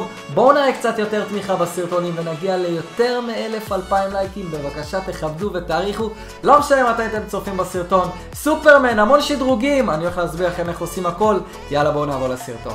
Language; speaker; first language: Hebrew; native; Hebrew